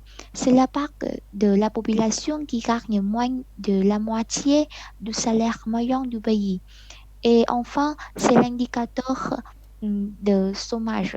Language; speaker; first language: French; non-native, learner; Vietnamese